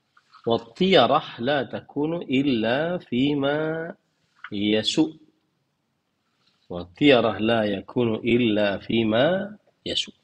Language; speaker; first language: Arabic; non-native, fluent; Indonesian